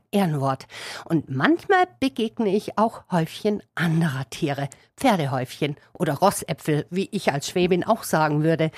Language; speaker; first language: German; native; German